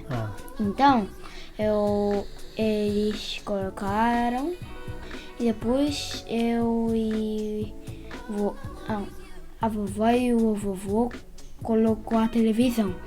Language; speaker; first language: Portuguese; early bilingual, heritage; Portuguese